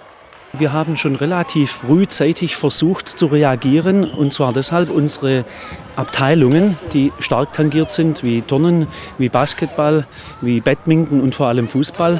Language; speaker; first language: German; native; German